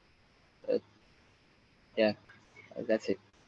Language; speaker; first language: English; non-native, learner; Chinese